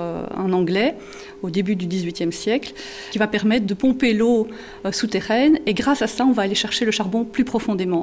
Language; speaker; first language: French; native; French